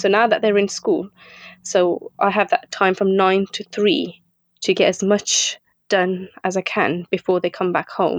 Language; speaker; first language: English; native; English